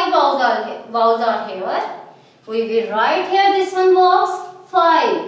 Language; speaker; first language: English; non-native, local second language; Urdu